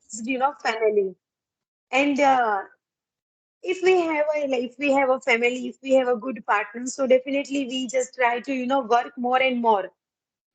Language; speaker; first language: English; non-native, learner; Gujarati